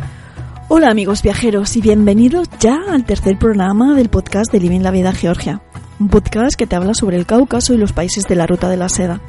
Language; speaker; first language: Spanish; native; Spanish